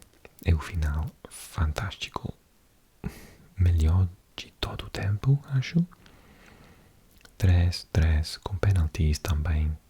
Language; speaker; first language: Portuguese; non-native, learner; English